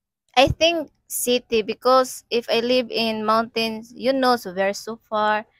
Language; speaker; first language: English; non-native, learner; Cebuano